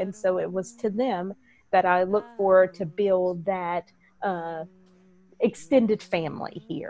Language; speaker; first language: English; native; English